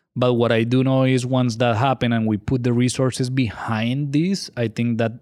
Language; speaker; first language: English; non-native, fluent; Spanish